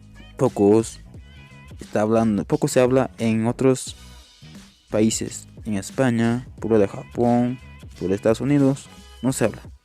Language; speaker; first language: Spanish; non-native, local second language; Quechua